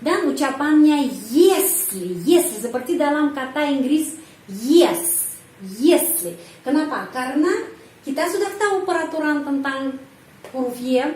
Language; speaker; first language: Indonesian; non-native, fluent; Russian